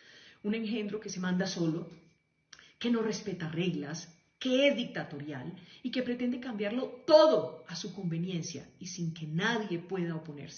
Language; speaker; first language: Spanish; native; Spanish